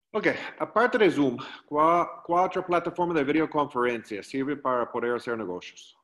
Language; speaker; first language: Spanish; non-native, learner; English